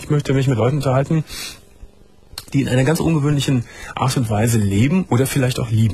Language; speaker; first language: German; native; German